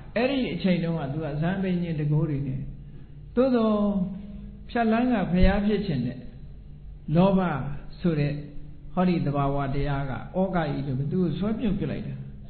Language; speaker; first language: Burmese; native; Burmese